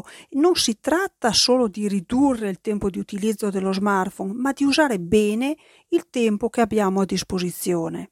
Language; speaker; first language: Italian; native; Italian